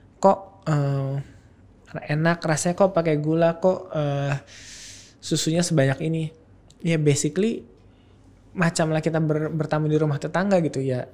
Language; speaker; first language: Indonesian; native; Indonesian